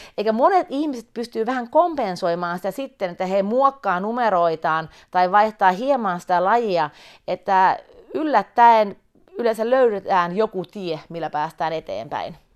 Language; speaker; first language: Finnish; native; Finnish